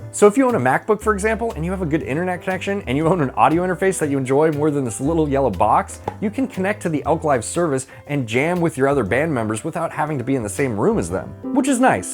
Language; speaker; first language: English; native; English